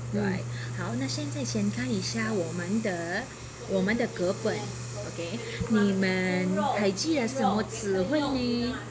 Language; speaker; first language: Chinese; non-native, fluent; Filipino